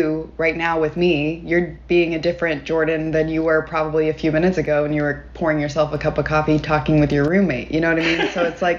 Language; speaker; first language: English; native; English